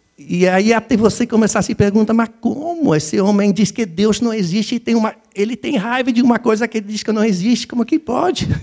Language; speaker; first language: Portuguese; non-native, fluent; French